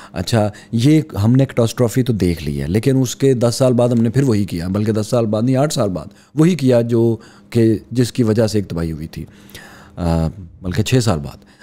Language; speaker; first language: Urdu; non-native, local second language; Punjabi